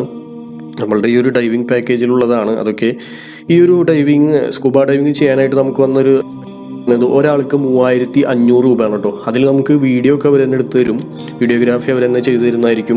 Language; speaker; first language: Malayalam; native; Malayalam